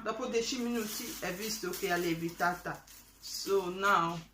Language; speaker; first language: Italian; non-native, learner; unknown